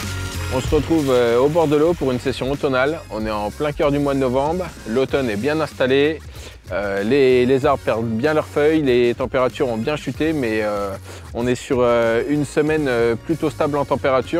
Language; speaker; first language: French; native; French